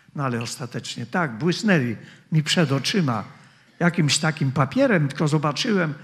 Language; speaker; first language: Polish; native; Polish